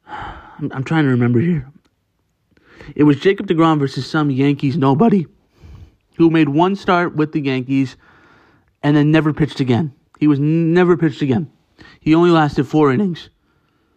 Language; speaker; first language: English; native; English